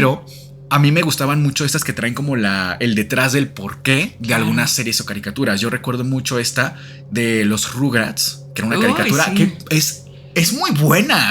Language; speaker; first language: Spanish; native; Spanish